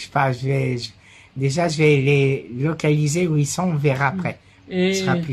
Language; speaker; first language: French; native; French